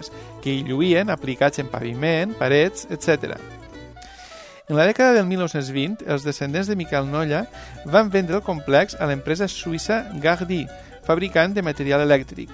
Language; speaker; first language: Catalan; native; Catalan